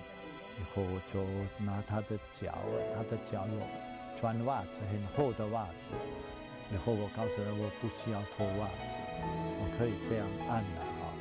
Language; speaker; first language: Chinese; non-native, fluent; German